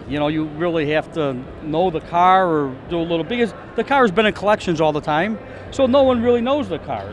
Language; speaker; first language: English; native; English